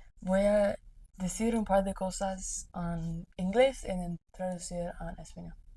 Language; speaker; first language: Spanish; non-native, learner; English